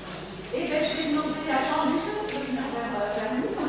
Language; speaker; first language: French; native; French